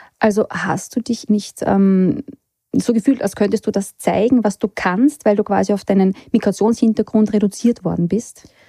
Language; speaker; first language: German; native; German